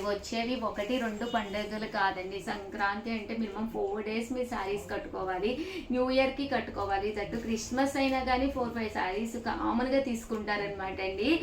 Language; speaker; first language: Telugu; native; Telugu